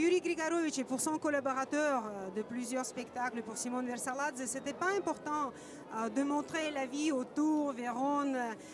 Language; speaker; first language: French; non-native, fluent; Russian